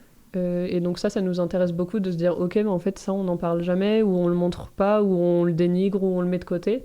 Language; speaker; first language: French; native; French